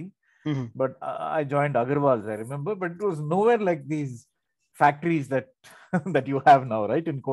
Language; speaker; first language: English; non-native, local second language; Tamil